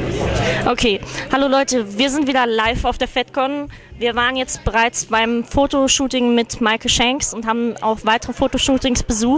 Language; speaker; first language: German; native; German